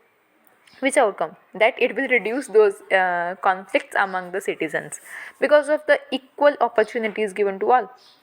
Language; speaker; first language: English; non-native, local second language; Hindi